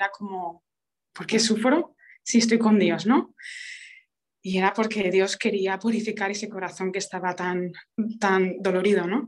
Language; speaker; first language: Spanish; early bilingual, other home language; Romanian